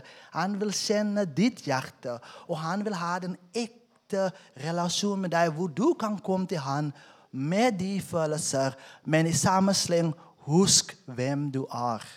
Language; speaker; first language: Norwegian; non-native, fluent; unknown